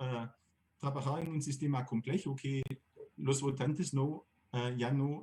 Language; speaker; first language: Spanish; non-native, fluent; German